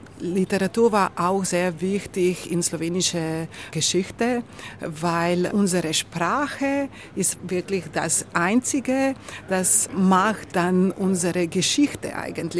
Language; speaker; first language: German; non-native, learner; Slovenian